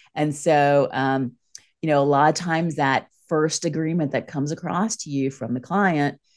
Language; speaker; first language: English; native; English